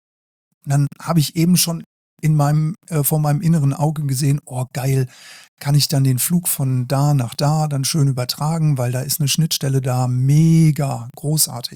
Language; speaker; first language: German; native; German